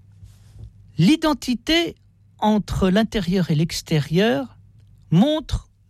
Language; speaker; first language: French; native; French